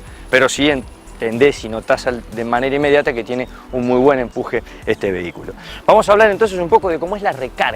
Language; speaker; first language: Spanish; native; Spanish